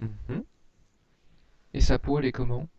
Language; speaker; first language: French; native; French